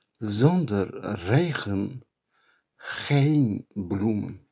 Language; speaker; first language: Dutch; non-native, learner; Turkish